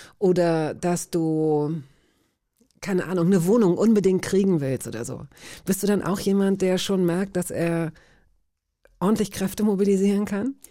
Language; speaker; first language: German; native; German